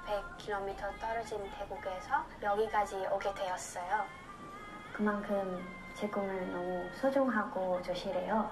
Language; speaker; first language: Korean; non-native, learner; Thai